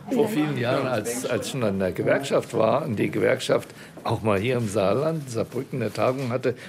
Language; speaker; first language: German; native; German